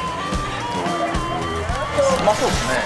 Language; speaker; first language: Japanese; native; Japanese